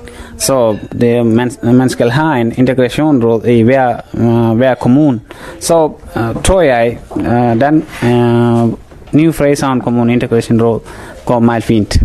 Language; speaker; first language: Danish; non-native, fluent; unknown